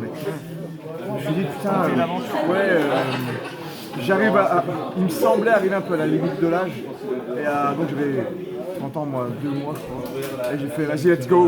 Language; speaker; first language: French; native; French